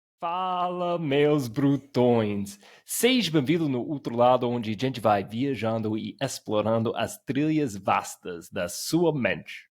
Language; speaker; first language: Portuguese; non-native, fluent; English